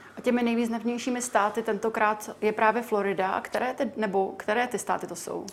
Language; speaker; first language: Czech; native; Czech